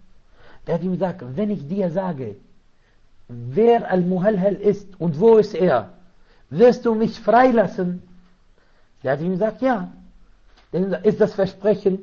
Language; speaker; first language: German; non-native, fluent; Arabic